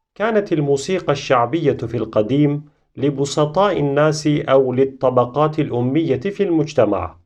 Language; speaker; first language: Arabic; non-native, fluent; Turkish